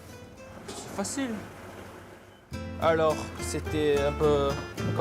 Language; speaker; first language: French; non-native, local second language; German